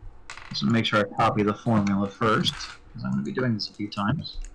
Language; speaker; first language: English; native; English